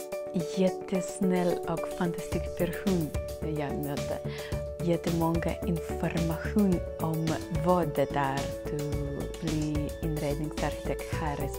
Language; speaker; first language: Swedish; non-native, learner; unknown